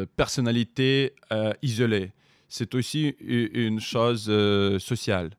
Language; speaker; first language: French; non-native, fluent; Ukrainian